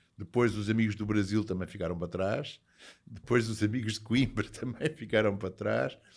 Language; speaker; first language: Portuguese; native; Portuguese